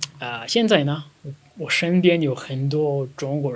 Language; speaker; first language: Chinese; non-native, fluent; Kinyarwanda